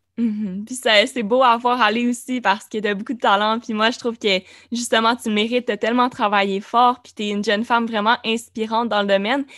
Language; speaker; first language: French; native; French